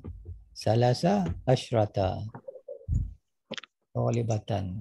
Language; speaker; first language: Arabic; non-native, fluent; Malay